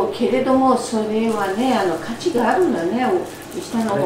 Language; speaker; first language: Japanese; non-native, fluent; Portuguese